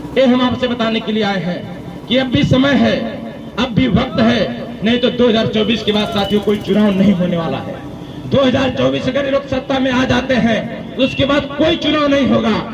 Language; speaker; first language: Hindi; native; Hindi